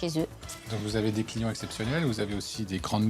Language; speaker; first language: French; native; French